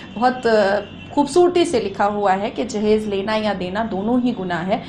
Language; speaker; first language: Hindi; native; Hindi